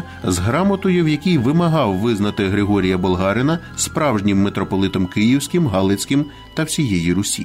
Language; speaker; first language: Ukrainian; native; Ukrainian